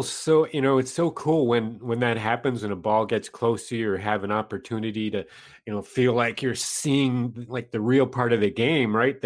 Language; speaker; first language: English; native; English